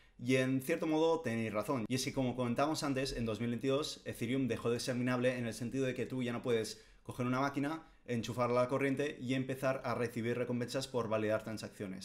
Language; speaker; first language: Spanish; native; Spanish